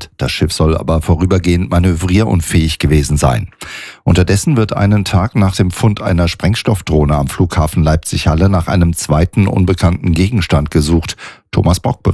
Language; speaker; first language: German; native; German